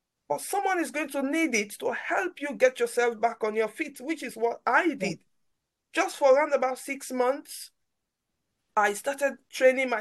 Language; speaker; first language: English; non-native, local second language; Krio